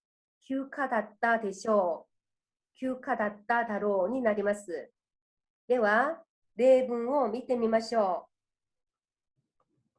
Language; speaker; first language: Japanese; non-native, fluent; Korean